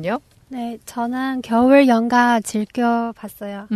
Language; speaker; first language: Korean; non-native, learner; Chinese